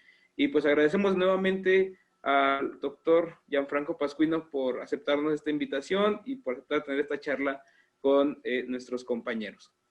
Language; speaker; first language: Spanish; native; Spanish